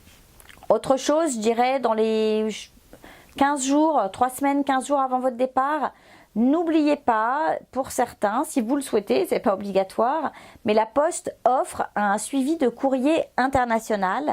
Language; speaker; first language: French; native; French